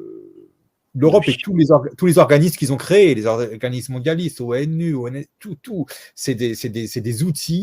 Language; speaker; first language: French; native; French